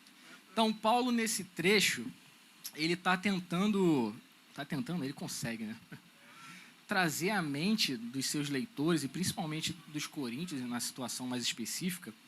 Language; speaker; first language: Portuguese; native; Portuguese